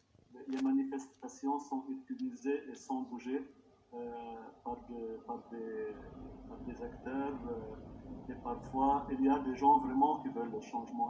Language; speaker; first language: French; non-native, local second language; Arabic